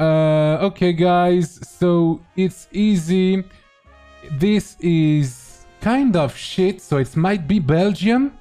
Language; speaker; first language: English; non-native, fluent; French